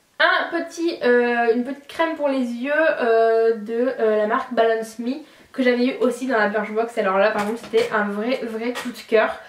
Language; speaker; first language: French; native; French